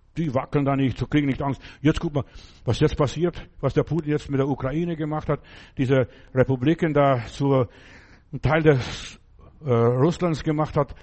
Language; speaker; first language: German; non-native, fluent; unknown